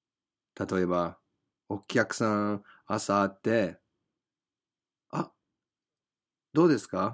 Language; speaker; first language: Japanese; non-native, fluent; English